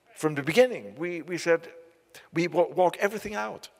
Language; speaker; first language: English; non-native, fluent; German